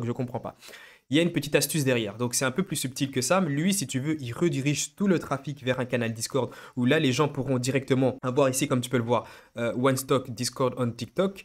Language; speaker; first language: French; native; French